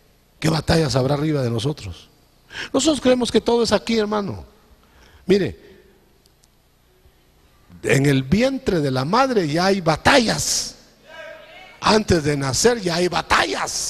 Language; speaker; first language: Spanish; native; Spanish